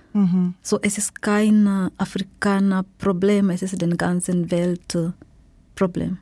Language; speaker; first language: German; non-native, learner; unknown